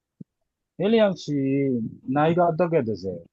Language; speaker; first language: Korean; non-native, learner; Burmese